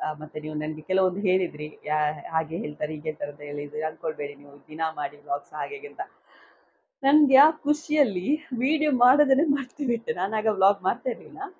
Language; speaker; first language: Kannada; non-native, local second language; Tulu